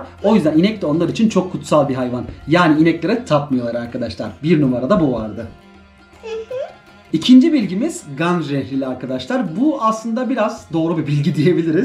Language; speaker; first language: Turkish; native; Turkish